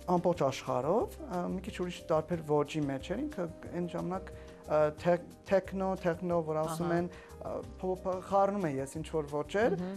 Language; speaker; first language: Armenian; early bilingual, heritage; Armenian